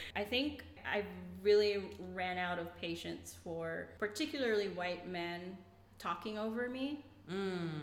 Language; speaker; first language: English; non-native, local second language; Cebuano